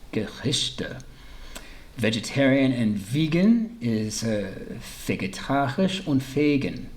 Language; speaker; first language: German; early bilingual, heritage; English